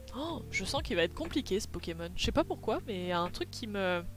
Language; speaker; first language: French; native; French